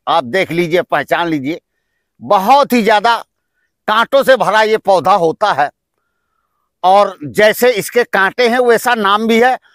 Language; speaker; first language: Hindi; native; Hindi